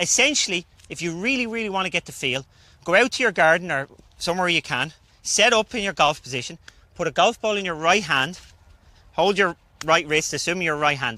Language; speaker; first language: English; native; English